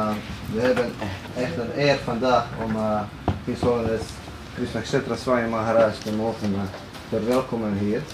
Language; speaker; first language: Dutch; non-native, fluent; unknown